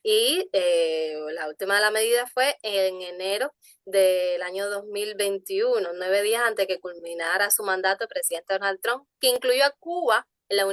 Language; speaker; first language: Spanish; native; Spanish